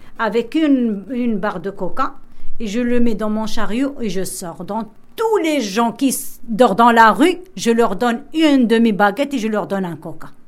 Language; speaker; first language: French; non-native, local second language; Arabic